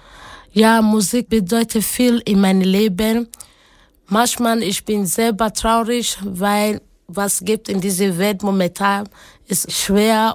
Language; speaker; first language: German; non-native, learner; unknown